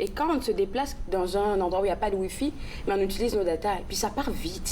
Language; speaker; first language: French; native; French